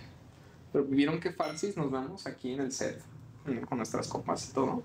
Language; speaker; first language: Spanish; native; Spanish